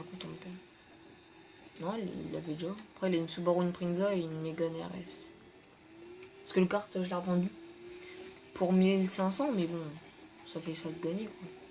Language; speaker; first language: French; native; French